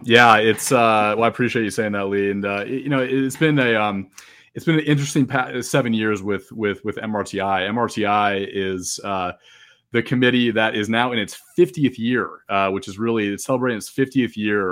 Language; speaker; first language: English; native; English